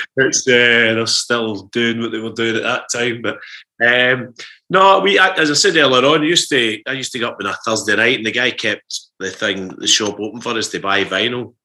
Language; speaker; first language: English; native; English